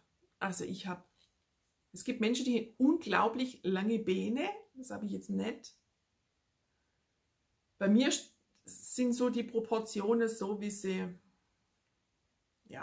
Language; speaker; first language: German; native; German